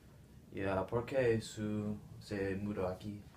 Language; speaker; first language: Spanish; non-native, learner; English